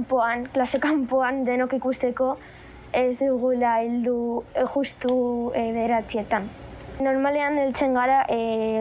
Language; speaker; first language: Basque; non-native, local second language; Spanish